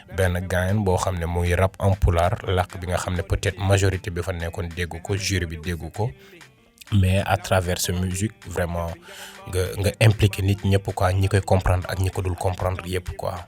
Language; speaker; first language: Wolof; non-native, local second language; Fula